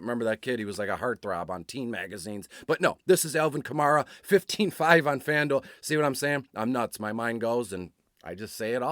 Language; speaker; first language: English; native; English